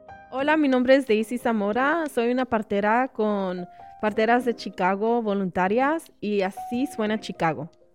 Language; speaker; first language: Spanish; early bilingual, heritage; Spanish